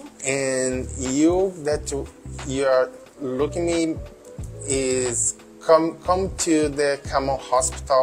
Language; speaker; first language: English; non-native, learner; Portuguese